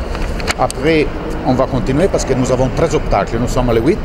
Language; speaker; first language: French; non-native, fluent; Italian